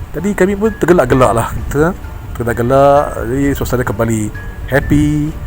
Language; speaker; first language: Malay; native; Malay